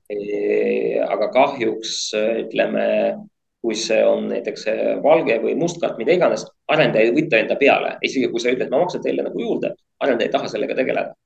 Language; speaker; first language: Estonian; non-native, local second language; Russian